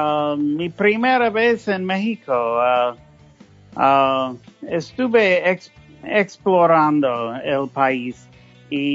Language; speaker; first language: Spanish; non-native, fluent; English